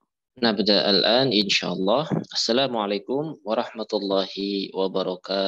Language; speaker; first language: Arabic; non-native, fluent; Indonesian